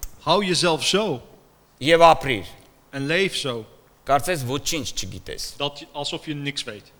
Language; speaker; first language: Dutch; non-native, fluent; Armenian